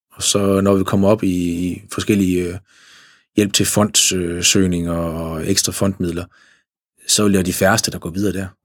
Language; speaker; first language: Danish; native; Danish